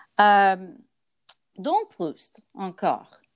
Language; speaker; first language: French; non-native, learner; English